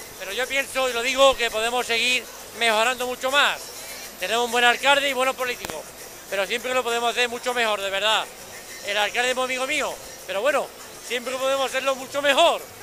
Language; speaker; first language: Spanish; native; Spanish